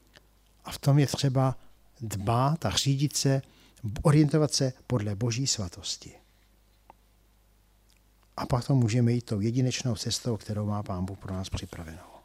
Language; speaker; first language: Czech; native; Czech